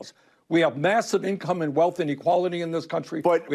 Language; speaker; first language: English; native; English